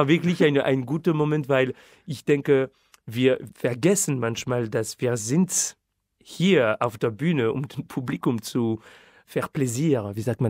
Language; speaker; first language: German; non-native, fluent; French